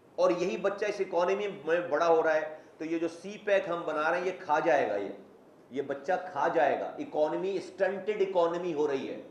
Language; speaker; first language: Urdu; native; Urdu